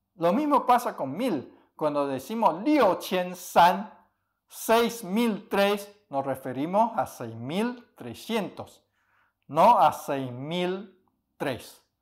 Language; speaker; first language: Spanish; early bilingual, other home language; Chinese